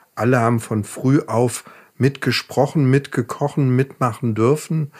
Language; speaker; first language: German; native; German